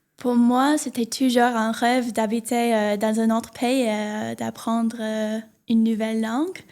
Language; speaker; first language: French; non-native, learner; English